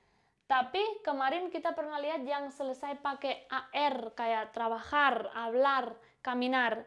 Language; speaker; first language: Indonesian; non-native, fluent; Spanish